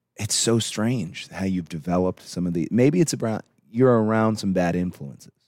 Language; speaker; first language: English; native; English